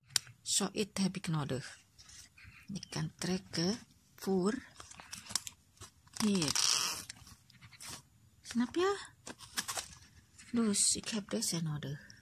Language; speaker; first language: Dutch; non-native, learner; Indonesian